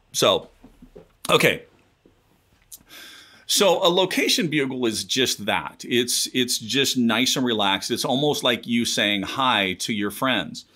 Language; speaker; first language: English; native; English